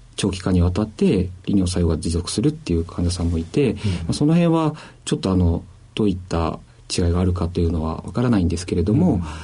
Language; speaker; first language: Japanese; native; Japanese